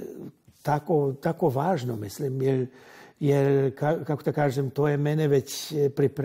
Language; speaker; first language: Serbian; non-native, local second language; Hungarian